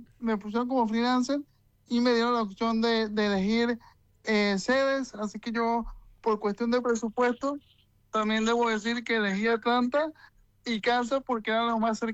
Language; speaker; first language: Spanish; native; Spanish